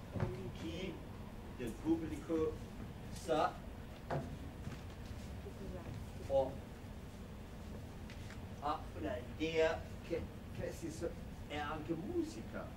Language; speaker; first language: Italian; non-native, learner; German